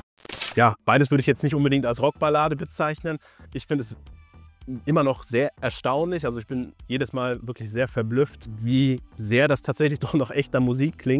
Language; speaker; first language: German; native; German